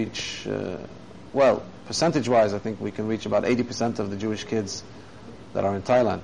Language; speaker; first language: English; native; English